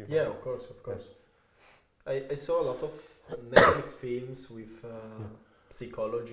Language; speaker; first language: English; non-native, fluent; Italian